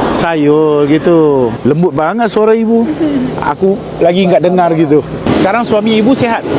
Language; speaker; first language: Malay; native; Malay